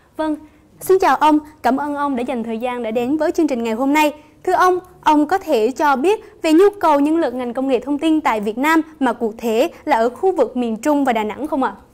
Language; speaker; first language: Vietnamese; native; Vietnamese